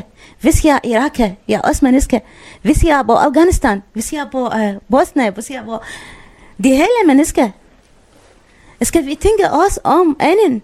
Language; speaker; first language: Danish; non-native, learner; Arabic